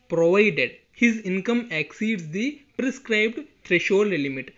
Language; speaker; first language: English; non-native, local second language; Telugu